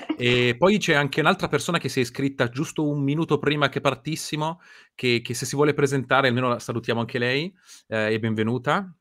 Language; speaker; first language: Italian; native; Italian